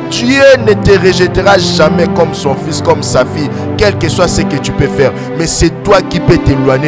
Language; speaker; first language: French; non-native, local second language; Lingala